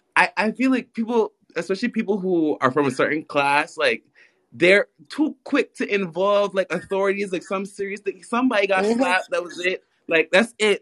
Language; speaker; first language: English; native; English